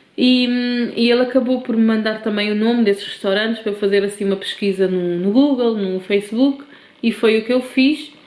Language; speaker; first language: Portuguese; non-native, local second language; Kabuverdianu